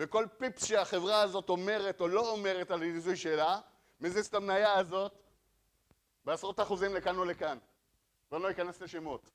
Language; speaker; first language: Hebrew; native; Hebrew